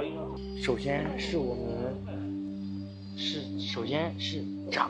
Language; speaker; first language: Chinese; native; Chinese